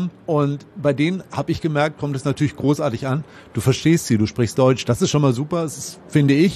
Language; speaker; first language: German; native; German